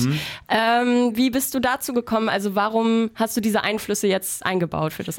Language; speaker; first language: German; native; German